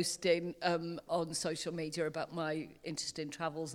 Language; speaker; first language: English; native; English